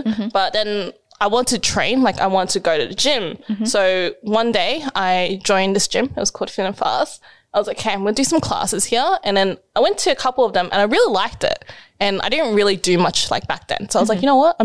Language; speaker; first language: English; native; English